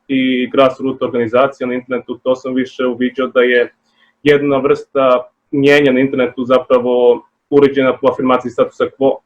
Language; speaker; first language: Bosnian; native; Bosnian